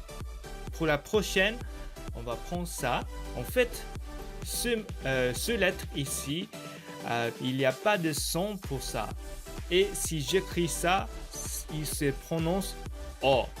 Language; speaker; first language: French; non-native, learner; Korean